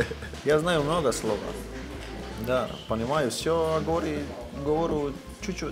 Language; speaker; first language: Russian; non-native, learner; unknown